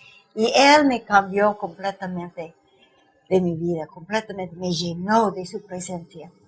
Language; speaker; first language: Spanish; non-native, fluent; English